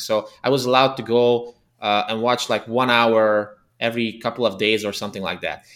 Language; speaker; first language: English; non-native, fluent; Hungarian